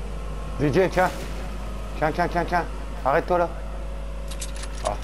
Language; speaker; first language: French; native; French